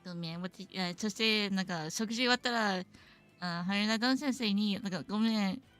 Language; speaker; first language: Japanese; non-native, learner; English